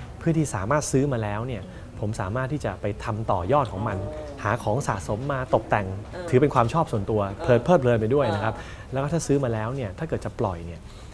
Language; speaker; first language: Thai; native; Thai